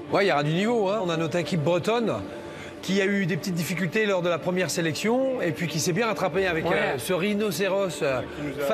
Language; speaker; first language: French; native; French